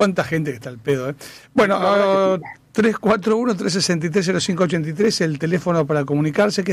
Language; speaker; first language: Spanish; native; Spanish